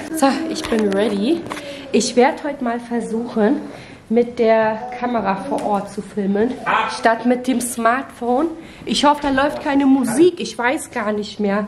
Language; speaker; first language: German; native; German